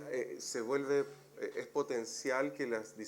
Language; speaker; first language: Spanish; native; Spanish